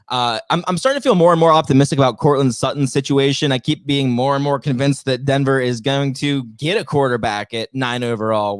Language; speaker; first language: English; native; English